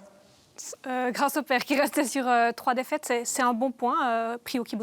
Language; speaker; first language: French; native; French